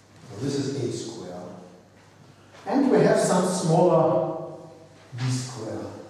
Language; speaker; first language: English; non-native, fluent; Russian